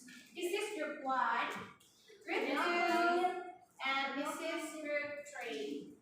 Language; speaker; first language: English; non-native, learner; Indonesian